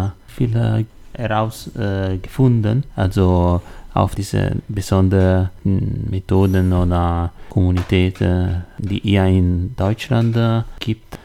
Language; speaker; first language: German; non-native, learner; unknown